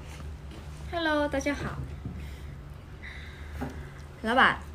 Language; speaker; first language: Chinese; non-native, learner; Vietnamese